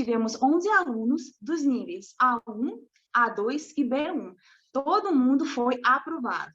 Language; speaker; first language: Portuguese; non-native, fluent; Russian